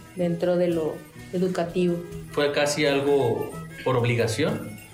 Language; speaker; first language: Spanish; non-native, local second language; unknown